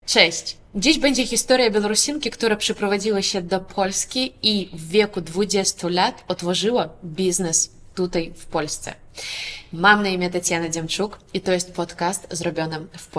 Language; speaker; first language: Polish; non-native, fluent; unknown